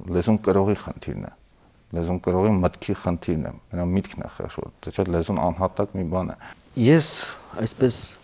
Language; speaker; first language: Armenian; native; Armenian